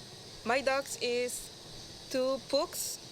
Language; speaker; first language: English; non-native, learner; Spanish